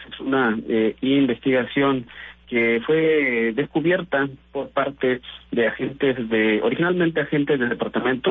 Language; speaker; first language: Spanish; native; Spanish